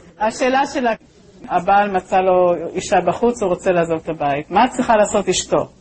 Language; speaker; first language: Hebrew; native; Hebrew